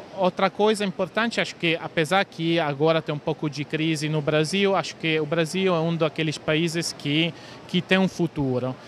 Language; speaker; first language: Portuguese; non-native, fluent; Italian